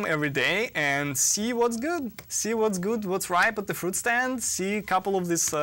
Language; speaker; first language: English; non-native, fluent; Russian